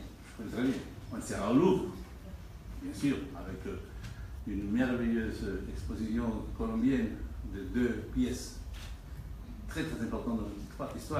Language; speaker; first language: French; non-native, fluent; Spanish